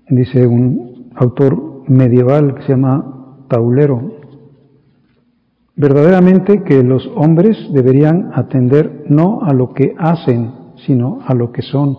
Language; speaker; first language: Spanish; native; Spanish